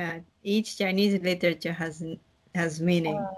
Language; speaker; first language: English; non-native, learner; Japanese